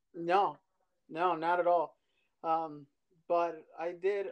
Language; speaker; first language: English; early bilingual, other home language; Spanish